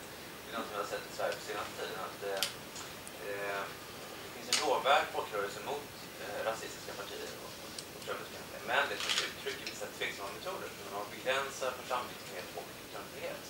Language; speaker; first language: Swedish; native; Swedish